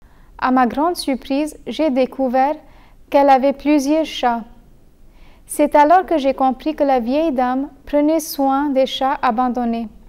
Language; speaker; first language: French; non-native, fluent; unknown